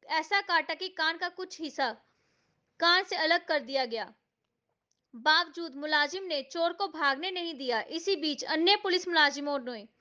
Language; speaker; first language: Hindi; non-native, local second language; Punjabi